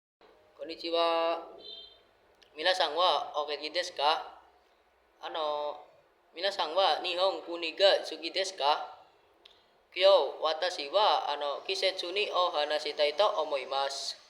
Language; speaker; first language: Japanese; non-native, learner; Indonesian